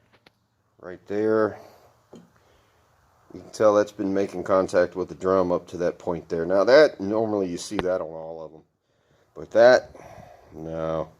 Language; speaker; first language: English; native; English